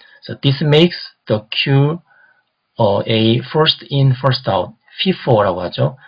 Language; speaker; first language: English; non-native, fluent; Korean